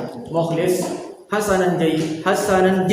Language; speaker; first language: Arabic; non-native, fluent; Indonesian